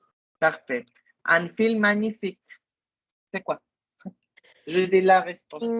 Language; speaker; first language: French; non-native, fluent; Spanish